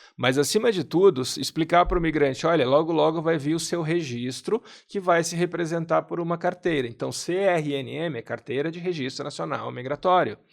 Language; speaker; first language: Portuguese; native; Portuguese